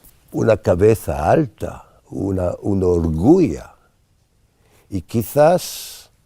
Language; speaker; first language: Spanish; non-native, fluent; English